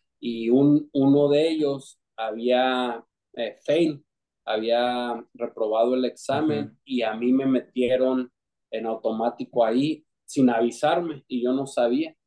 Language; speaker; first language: Spanish; native; Spanish